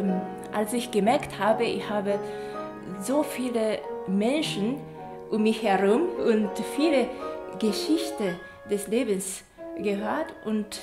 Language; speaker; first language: German; non-native, fluent; Japanese